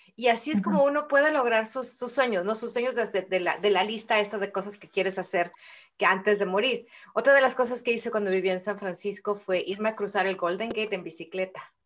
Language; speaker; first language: Spanish; native; Spanish